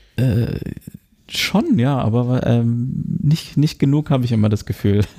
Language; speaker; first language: German; native; German